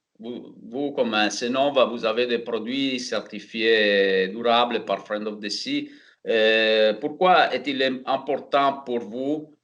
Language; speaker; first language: French; non-native, fluent; Italian